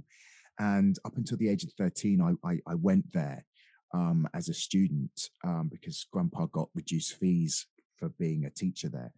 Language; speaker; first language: English; native; English